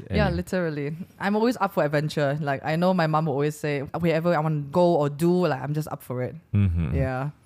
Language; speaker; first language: English; native; English